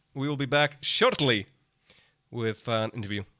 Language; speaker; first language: English; non-native, fluent; Icelandic